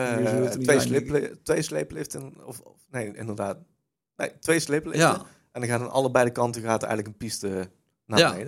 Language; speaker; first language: Dutch; native; Dutch